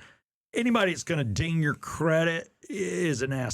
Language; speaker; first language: English; native; English